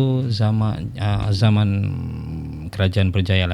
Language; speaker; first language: Malay; native; Malay